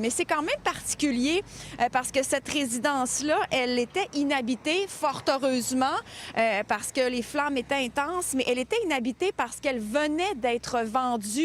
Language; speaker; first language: French; native; French